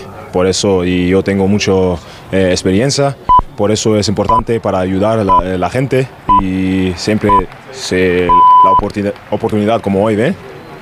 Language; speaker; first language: Spanish; non-native, learner; German